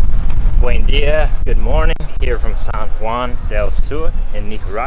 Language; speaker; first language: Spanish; non-native, learner; English